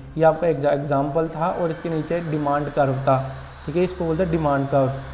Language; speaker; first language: Hindi; native; Hindi